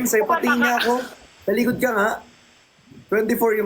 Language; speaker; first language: Filipino; native; Filipino